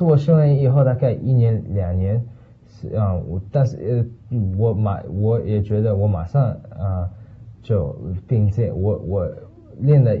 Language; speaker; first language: Chinese; early bilingual, heritage; Chinese